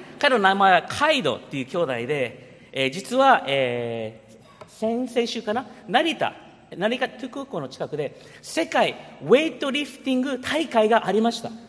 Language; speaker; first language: Japanese; early bilingual, heritage; Japanese